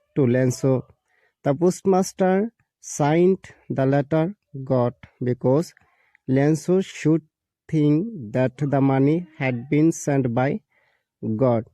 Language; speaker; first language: English; non-native, local second language; Assamese